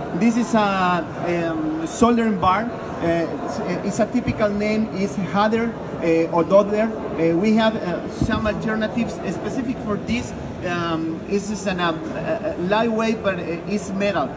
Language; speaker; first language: English; non-native, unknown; Spanish